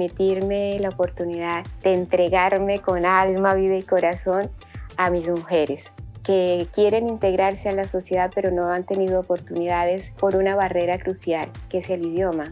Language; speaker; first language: Spanish; native; Spanish